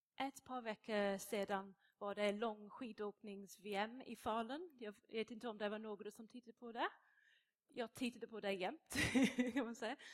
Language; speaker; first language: Swedish; non-native, fluent; English